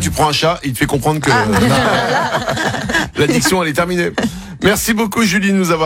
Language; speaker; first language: French; native; French